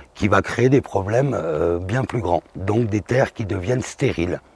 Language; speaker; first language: French; native; French